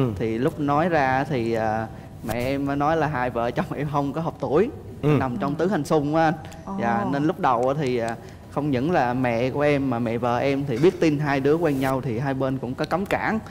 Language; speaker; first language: Vietnamese; native; Vietnamese